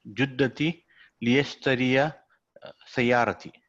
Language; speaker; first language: Arabic; non-native, learner; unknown